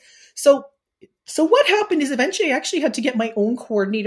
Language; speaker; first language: English; native; English